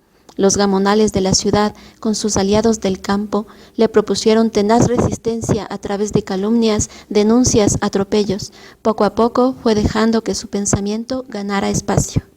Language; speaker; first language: Spanish; native; Spanish